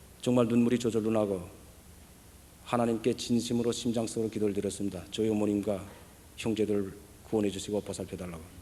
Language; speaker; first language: Korean; native; Korean